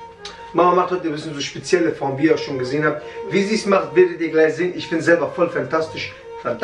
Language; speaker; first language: German; early bilingual, other home language; Kurdish